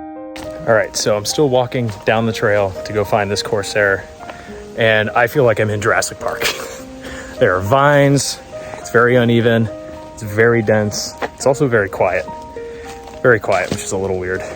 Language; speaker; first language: English; native; English